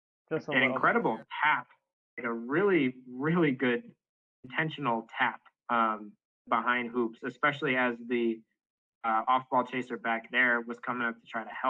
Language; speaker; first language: English; native; English